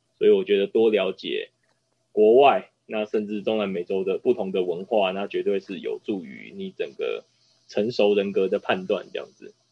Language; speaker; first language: Chinese; native; Chinese